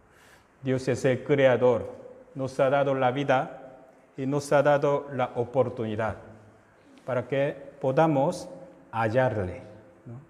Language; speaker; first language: Spanish; non-native, fluent; Korean